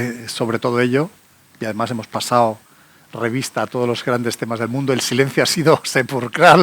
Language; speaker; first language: Spanish; native; Spanish